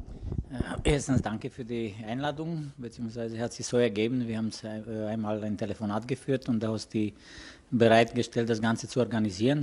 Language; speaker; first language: German; non-native, fluent; Romanian